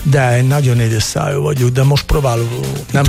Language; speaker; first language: Hungarian; non-native, learner; Italian